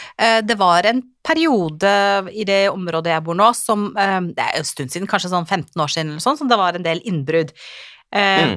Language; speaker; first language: Norwegian; native; Norwegian